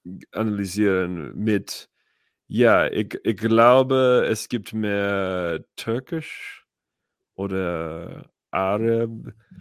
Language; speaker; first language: German; non-native, learner; English